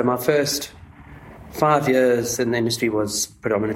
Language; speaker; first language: English; native; English